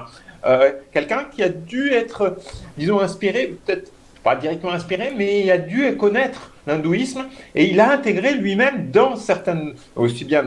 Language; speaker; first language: French; native; French